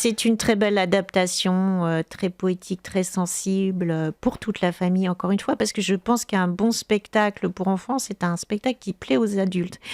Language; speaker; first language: French; native; French